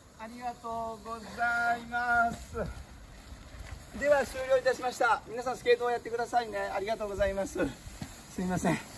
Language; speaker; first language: Japanese; native; Japanese